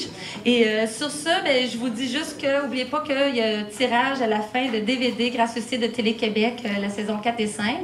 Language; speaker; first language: French; native; French